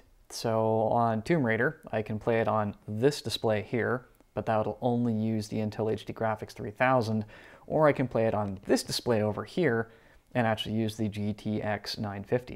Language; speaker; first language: English; native; English